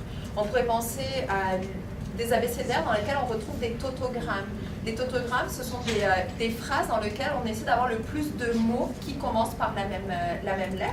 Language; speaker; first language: French; native; French